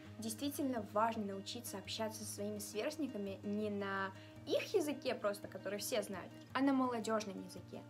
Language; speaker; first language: Russian; early bilingual, other home language; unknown